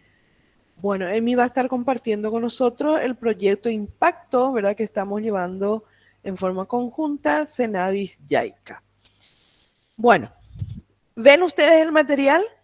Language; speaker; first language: Spanish; native; Spanish